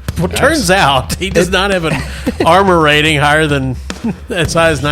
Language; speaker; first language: English; native; English